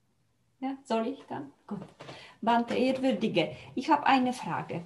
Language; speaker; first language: German; non-native, fluent; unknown